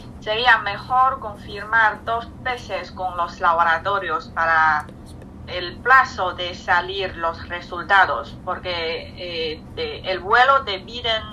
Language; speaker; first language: Spanish; non-native, fluent; Chinese